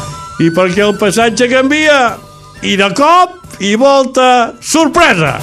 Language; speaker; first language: Catalan; native; Catalan